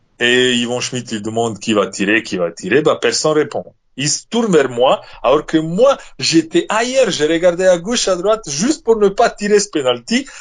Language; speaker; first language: French; non-native, fluent; Serbian